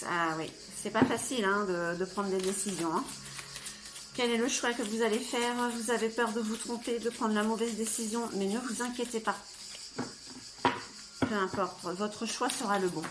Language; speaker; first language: French; native; French